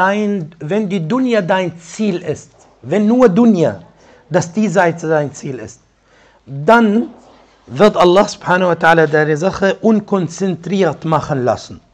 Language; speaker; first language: German; non-native, fluent; Arabic